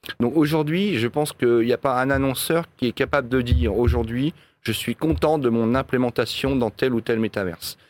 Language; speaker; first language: French; native; French